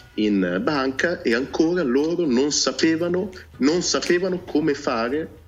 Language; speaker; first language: Italian; native; Italian